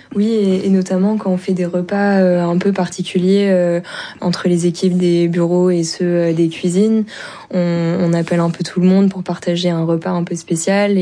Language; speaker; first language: French; native; French